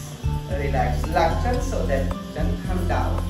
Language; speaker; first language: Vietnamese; non-native, learner; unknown